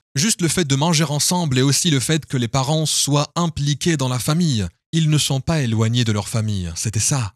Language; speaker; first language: French; non-native, fluent; English